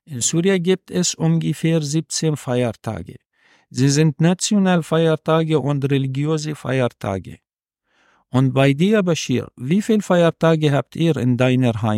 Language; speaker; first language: German; non-native, learner; Arabic